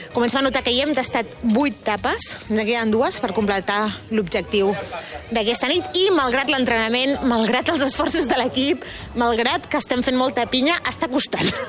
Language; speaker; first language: Catalan; native; Catalan